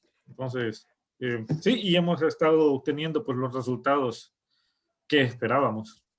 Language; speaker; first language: Spanish; native; Spanish